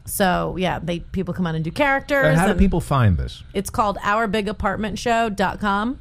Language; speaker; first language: English; native; English